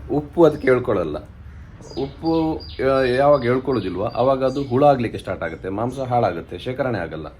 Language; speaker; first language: Kannada; non-native, local second language; Tulu